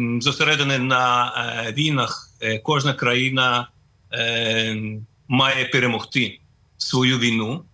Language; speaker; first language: Ukrainian; non-native, fluent; Russian